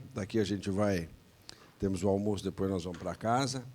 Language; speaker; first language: Portuguese; native; Portuguese